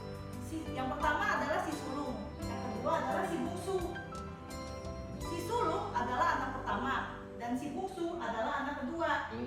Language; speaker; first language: Indonesian; native; Indonesian